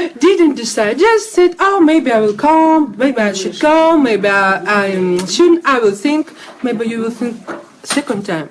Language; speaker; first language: English; non-native, learner; Russian